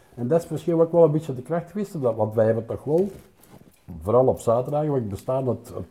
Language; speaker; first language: Dutch; native; Dutch